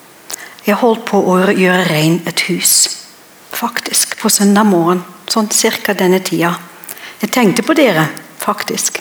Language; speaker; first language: Norwegian; non-native, fluent; English